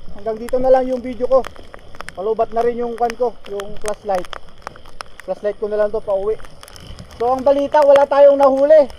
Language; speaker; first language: Filipino; non-native, local second language; Iloko